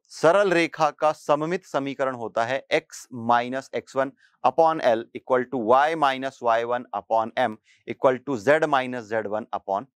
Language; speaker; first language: Hindi; native; Hindi